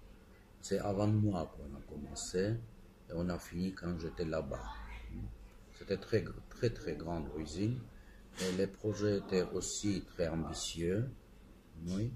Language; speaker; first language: French; non-native, fluent; Armenian